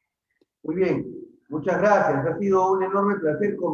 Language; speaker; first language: Spanish; native; Spanish